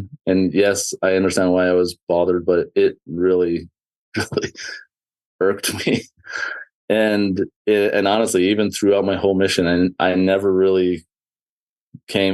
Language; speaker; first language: English; native; English